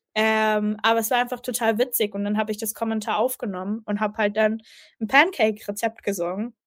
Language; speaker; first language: German; native; German